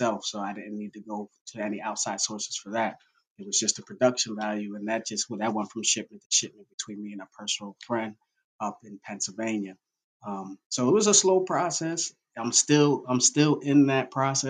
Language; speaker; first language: English; native; English